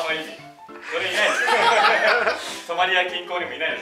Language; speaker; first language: Japanese; native; Japanese